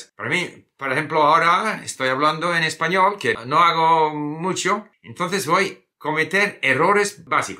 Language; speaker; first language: Spanish; non-native, fluent; English